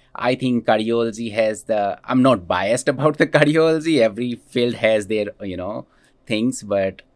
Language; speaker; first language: English; non-native, local second language; Hindi